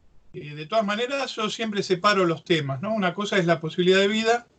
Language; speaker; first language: Spanish; native; Spanish